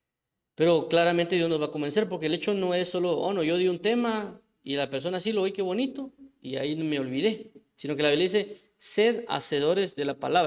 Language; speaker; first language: Spanish; native; Spanish